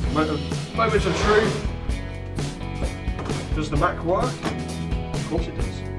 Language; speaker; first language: English; native; English